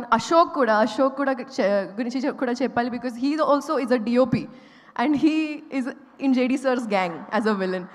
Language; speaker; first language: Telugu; non-native, local second language; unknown